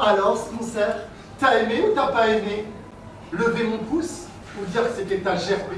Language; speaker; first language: French; native; French